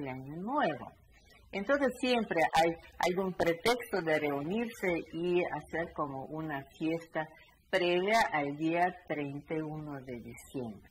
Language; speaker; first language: Spanish; non-native, fluent; Russian